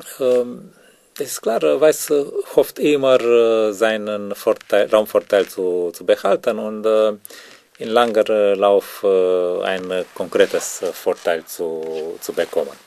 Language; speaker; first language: German; non-native, learner; Romanian